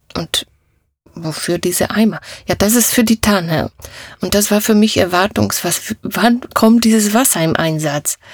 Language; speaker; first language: German; non-native, fluent; Polish